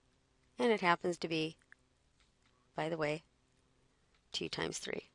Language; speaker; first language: English; native; English